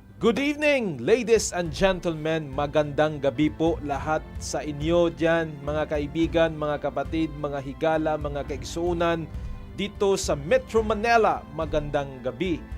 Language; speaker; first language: Filipino; non-native, local second language; Hiligaynon